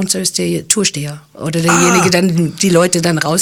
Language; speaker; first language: German; early bilingual, other home language; English